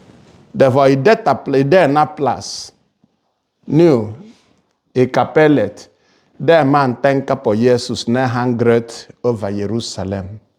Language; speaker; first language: Swedish; non-native, fluent; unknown